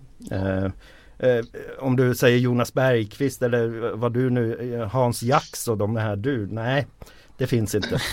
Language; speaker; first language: Swedish; early bilingual, other home language; Finnish